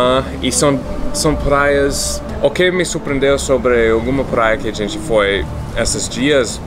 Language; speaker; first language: Portuguese; non-native, fluent; English